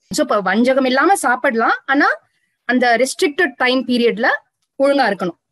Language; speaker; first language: Tamil; native; Tamil